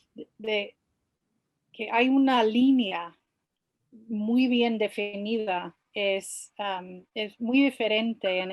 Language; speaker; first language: Spanish; non-native, fluent; English